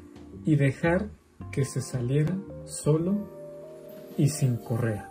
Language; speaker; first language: Spanish; native; Spanish